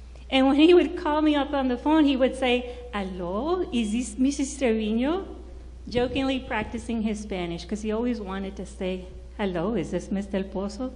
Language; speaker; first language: English; early bilingual, other home language; Spanish